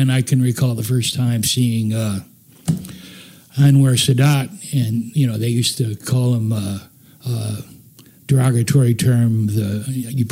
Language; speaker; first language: English; native; English